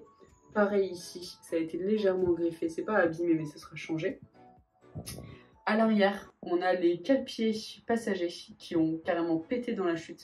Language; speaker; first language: French; native; French